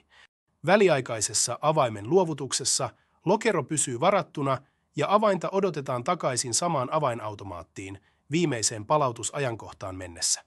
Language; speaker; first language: Finnish; native; Finnish